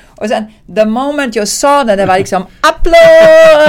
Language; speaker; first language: Swedish; non-native, fluent; Italian